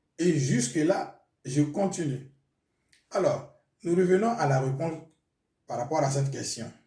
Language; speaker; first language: French; non-native, local second language; Mossi